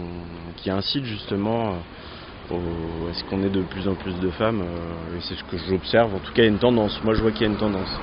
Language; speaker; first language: French; native; French